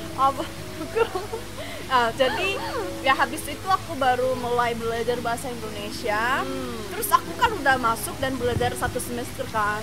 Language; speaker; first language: Indonesian; non-native, fluent; Korean